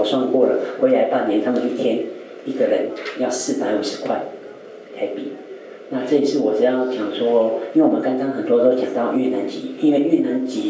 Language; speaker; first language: Chinese; native; Chinese